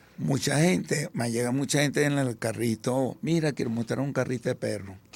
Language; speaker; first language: Spanish; early bilingual, other home language; Italian